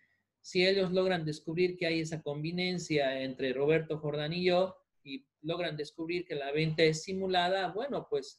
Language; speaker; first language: Spanish; native; Spanish